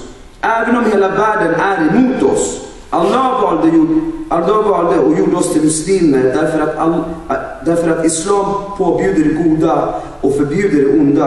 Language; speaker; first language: Swedish; non-native, fluent; Albanian